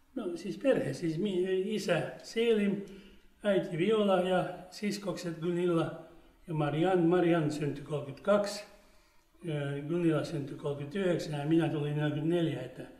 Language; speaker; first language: Finnish; non-native, local second language; Swedish